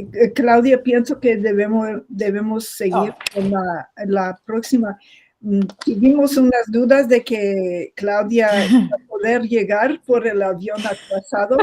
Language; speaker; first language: Spanish; non-native, fluent; English